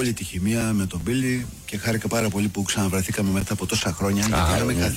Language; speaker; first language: Greek; non-native, local second language; English